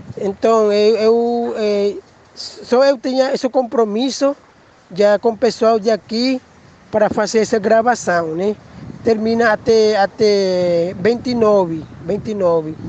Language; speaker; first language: Portuguese; non-native, learner; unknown